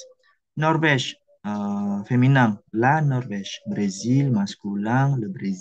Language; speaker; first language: French; non-native, fluent; Indonesian